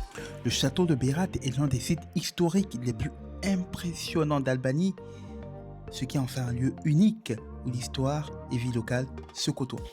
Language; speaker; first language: French; native; French